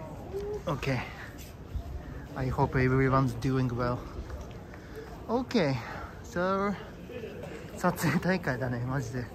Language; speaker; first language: English; non-native, learner; Japanese